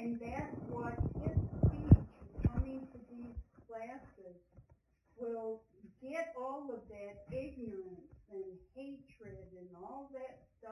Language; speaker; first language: English; native; English